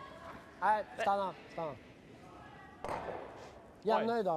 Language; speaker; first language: Swedish; native; Swedish